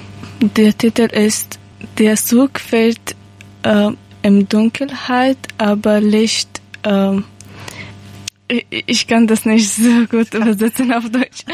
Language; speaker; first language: German; non-native, learner; Persian